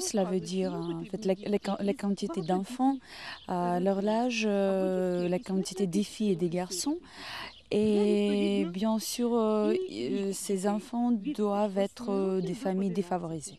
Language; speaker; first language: French; non-native, fluent; Ukrainian